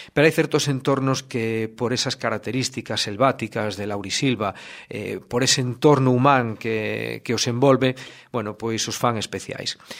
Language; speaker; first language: Galician; native; Galician